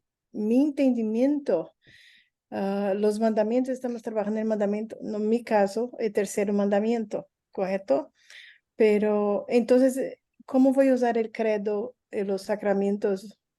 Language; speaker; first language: Spanish; non-native, learner; Portuguese